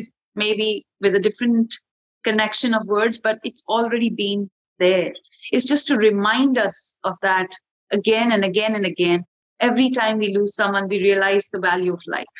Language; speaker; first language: English; non-native, local second language; Hindi